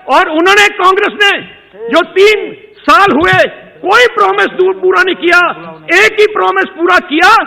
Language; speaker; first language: Hindi; non-native, local second language; Punjabi